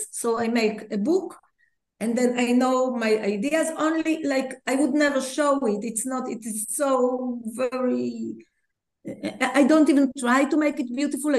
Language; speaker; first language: English; non-native, fluent; Hebrew